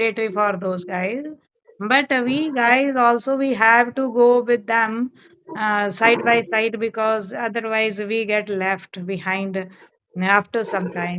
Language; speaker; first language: English; non-native, learner; Hindi